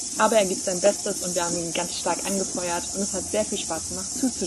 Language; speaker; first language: German; native; German